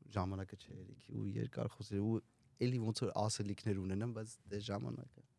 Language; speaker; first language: Armenian; native; Armenian